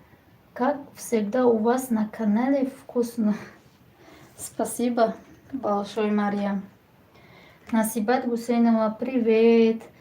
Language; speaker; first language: Russian; non-native, learner; Tajik